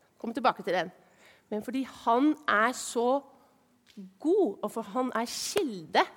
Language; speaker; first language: Norwegian; non-native, fluent; Dutch